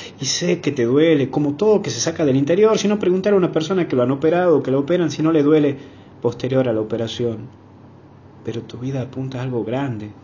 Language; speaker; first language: Spanish; native; Spanish